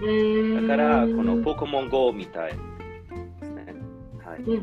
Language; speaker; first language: Japanese; non-native, learner; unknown